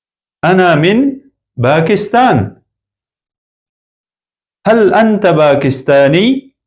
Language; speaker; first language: Arabic; non-native, fluent; Persian